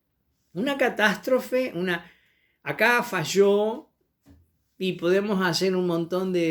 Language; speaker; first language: Spanish; native; Spanish